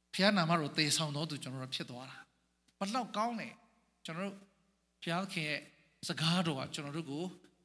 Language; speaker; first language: Burmese; non-native, local second language; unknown